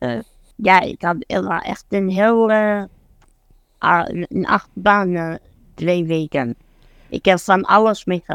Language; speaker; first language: Dutch; non-native, fluent; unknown